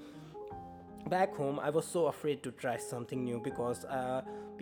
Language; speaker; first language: English; non-native, local second language; Hindi